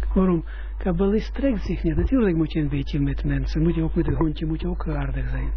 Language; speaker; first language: Dutch; non-native, fluent; Russian